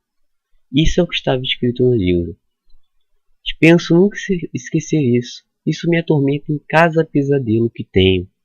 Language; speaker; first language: Portuguese; native; Portuguese